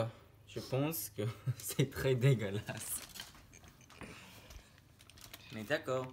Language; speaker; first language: French; non-native, learner; English